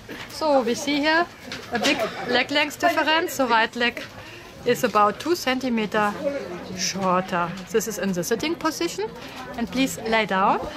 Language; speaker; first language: English; non-native, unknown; German